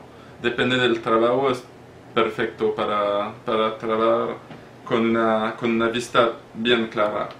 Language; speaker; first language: Spanish; non-native, learner; French